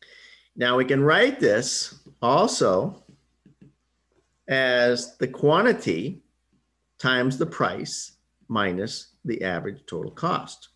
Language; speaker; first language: English; native; English